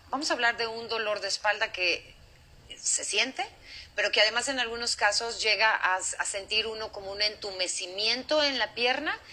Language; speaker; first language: Spanish; native; Spanish